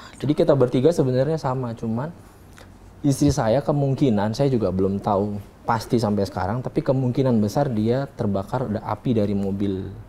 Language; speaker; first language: Indonesian; native; Indonesian